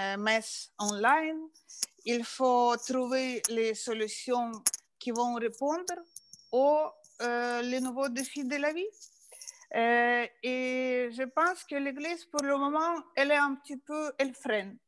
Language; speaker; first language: French; non-native, fluent; Ukrainian